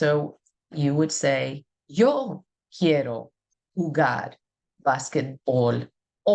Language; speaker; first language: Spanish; non-native, fluent; English